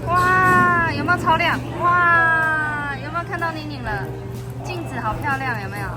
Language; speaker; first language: Chinese; native; Chinese